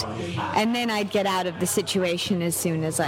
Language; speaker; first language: English; native; English